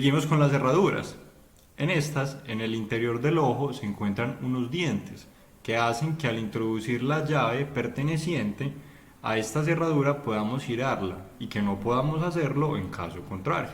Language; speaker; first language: Spanish; native; Spanish